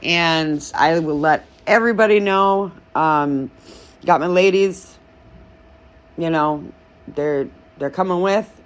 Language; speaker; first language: English; native; English